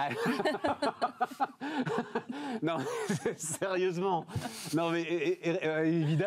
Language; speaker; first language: French; native; French